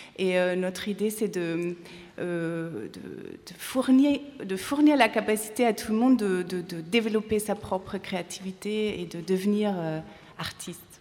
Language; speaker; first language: French; non-native, fluent; German